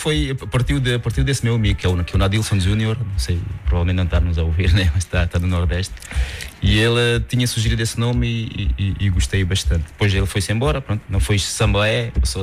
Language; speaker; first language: Portuguese; non-native, local second language; Kabuverdianu